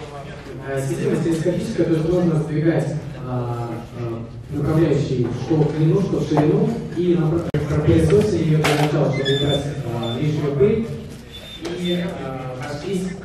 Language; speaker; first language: Russian; native; Russian